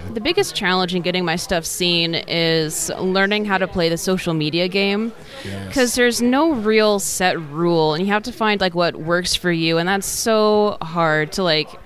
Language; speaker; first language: English; native; English